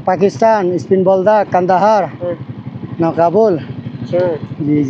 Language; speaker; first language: Hindi; non-native, learner; Bangla